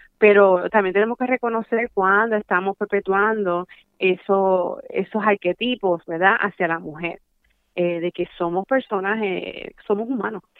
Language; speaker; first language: Spanish; early bilingual, heritage; Spanish